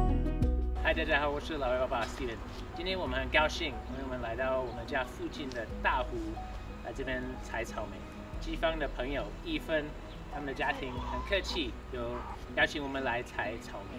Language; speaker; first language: Chinese; non-native, fluent; English